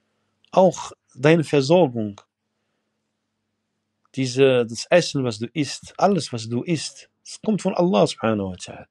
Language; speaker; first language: German; non-native, fluent; Arabic